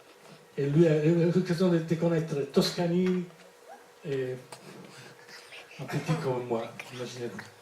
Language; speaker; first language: French; non-native, fluent; Italian